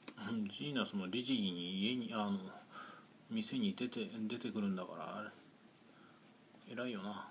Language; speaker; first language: Japanese; native; Japanese